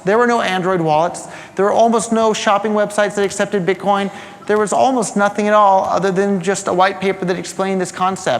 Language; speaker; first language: English; native; English